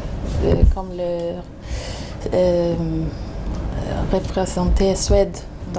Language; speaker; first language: French; non-native, learner; Swedish